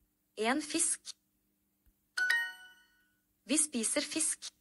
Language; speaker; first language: Norwegian; non-native, learner; Amharic